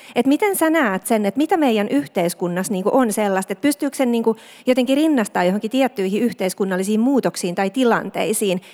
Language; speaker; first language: Finnish; native; Finnish